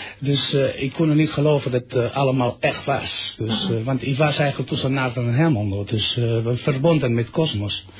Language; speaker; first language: Dutch; non-native, fluent; Catalan